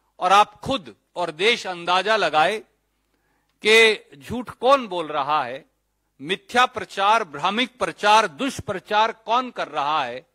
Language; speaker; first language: Hindi; native; Hindi